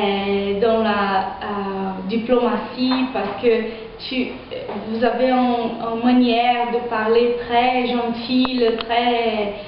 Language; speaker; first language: French; non-native, fluent; Portuguese